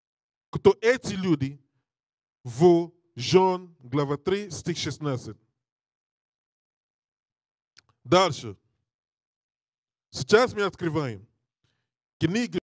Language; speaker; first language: Russian; non-native, learner; English